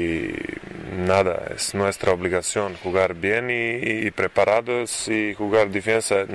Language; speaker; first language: Spanish; non-native, learner; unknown